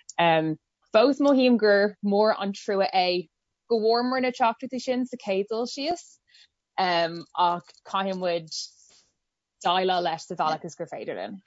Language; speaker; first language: Irish; non-native, local second language; English